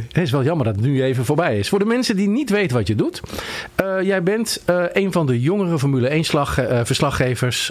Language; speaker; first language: Dutch; native; Dutch